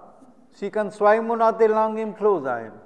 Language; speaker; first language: German; non-native, fluent; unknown